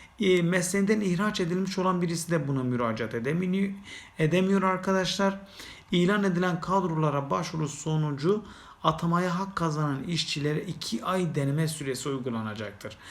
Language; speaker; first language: Turkish; native; Turkish